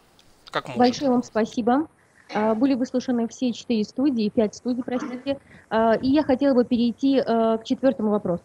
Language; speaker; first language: Russian; native; Russian